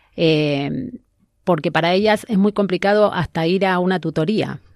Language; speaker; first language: Spanish; native; Spanish